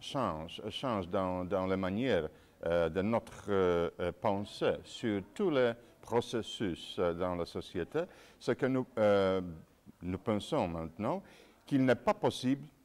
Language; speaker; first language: French; non-native, fluent; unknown